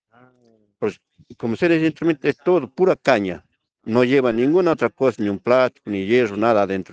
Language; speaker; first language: Spanish; native; Spanish